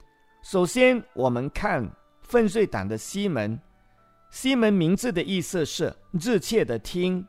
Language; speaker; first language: Chinese; native; Chinese